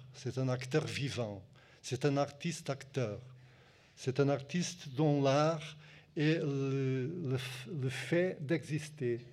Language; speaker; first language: French; non-native, fluent; Portuguese